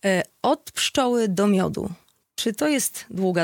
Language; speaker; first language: Polish; native; Polish